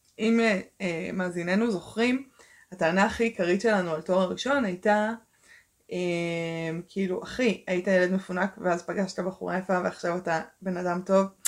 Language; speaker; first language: Hebrew; early bilingual, other home language; Russian